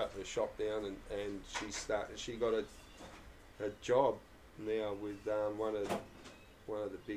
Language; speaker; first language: English; non-native, local second language; Croatian